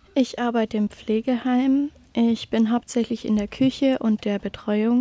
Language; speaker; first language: German; native; German